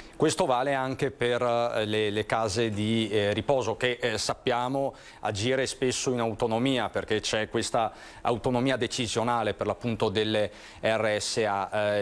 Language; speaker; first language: Italian; native; Italian